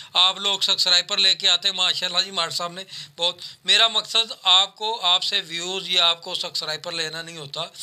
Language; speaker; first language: Urdu; non-native, local second language; Punjabi